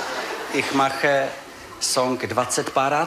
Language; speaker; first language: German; non-native, learner; Czech